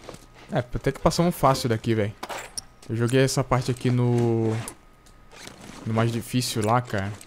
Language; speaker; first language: Portuguese; native; Portuguese